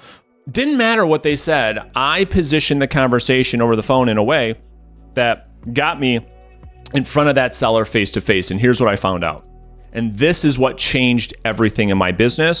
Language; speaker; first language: English; native; English